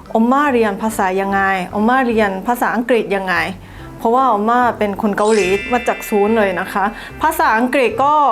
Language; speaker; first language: Thai; non-native, fluent; Korean